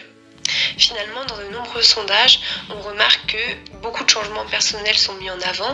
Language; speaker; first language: French; native; French